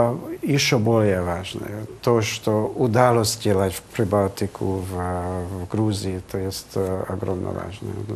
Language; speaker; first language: Russian; non-native, fluent; Hungarian